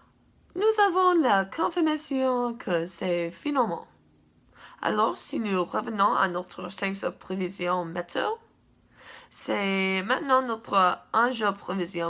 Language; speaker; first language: French; non-native, learner; English